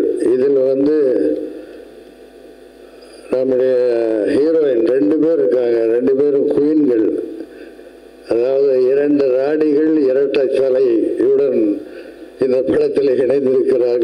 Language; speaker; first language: Tamil; native; Tamil